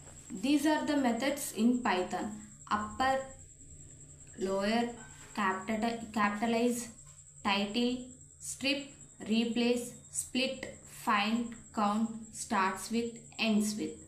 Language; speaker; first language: English; non-native, local second language; Telugu